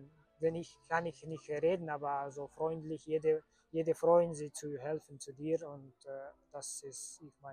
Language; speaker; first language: German; non-native, learner; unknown